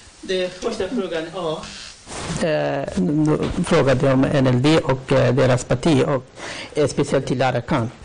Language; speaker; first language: Swedish; non-native, learner; Rohingya